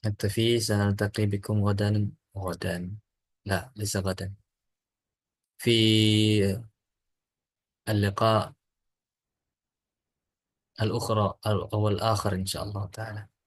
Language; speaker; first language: Arabic; non-native, fluent; Indonesian